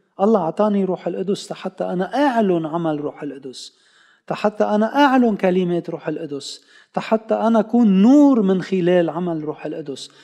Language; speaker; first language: Arabic; non-native, local second language; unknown